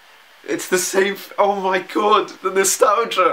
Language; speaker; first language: English; native; English